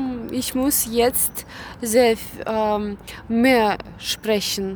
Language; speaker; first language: German; non-native, learner; Russian